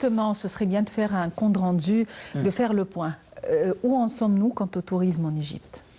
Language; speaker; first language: French; non-native, local second language; Arabic